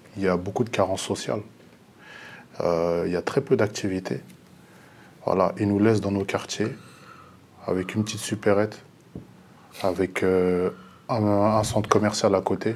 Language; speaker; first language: French; early bilingual, other home language; Lingala